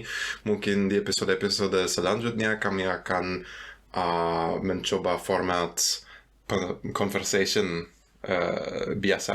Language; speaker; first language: Indonesian; non-native, fluent; German